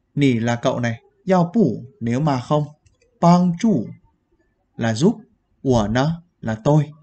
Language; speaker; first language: Vietnamese; native; Vietnamese